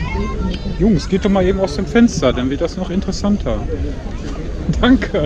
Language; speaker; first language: German; native; German